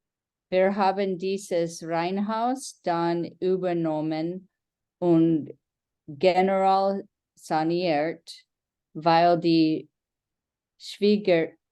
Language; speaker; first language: German; non-native, learner; English